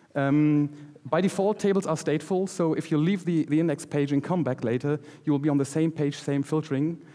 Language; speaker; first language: English; non-native, fluent; German